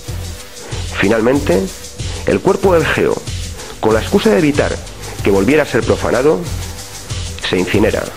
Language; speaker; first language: Spanish; native; Spanish